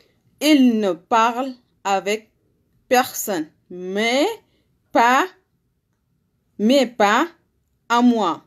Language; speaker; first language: French; non-native, learner; Arabic